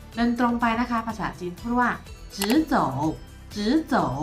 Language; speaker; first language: Thai; non-native, fluent; Chinese